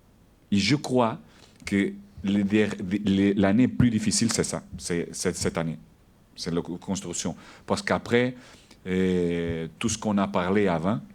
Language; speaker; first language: French; non-native, learner; Portuguese